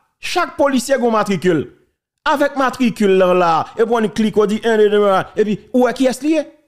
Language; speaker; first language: French; non-native, local second language; Haitian Creole